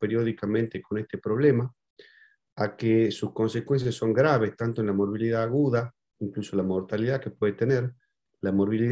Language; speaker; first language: Spanish; native; Spanish